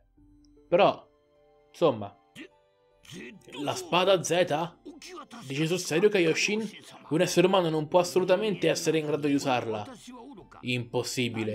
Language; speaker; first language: Italian; native; Italian